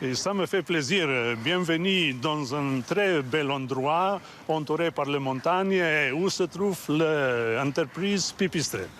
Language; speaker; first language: French; non-native, fluent; Slovenian